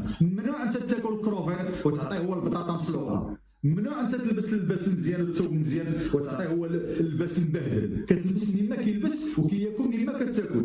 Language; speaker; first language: Arabic; native; Arabic